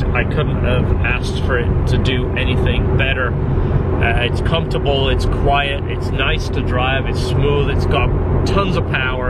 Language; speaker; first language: English; native; English